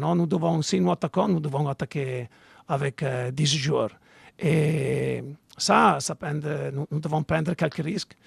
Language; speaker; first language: French; non-native, fluent; Italian